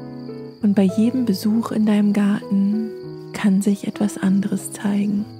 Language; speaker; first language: German; native; German